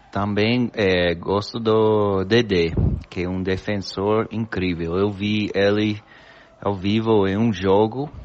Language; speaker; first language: Portuguese; non-native, fluent; English